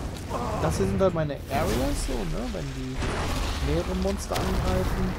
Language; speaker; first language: German; native; German